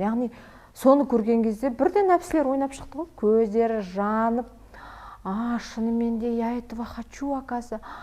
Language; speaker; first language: Russian; non-native, local second language; Kazakh